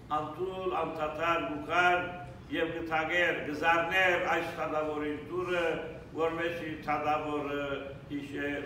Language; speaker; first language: Armenian; early bilingual, heritage; Armenian